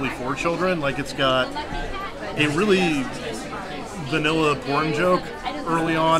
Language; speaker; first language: English; native; English